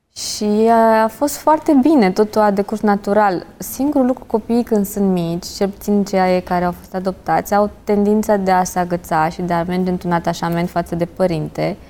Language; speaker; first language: Romanian; native; Romanian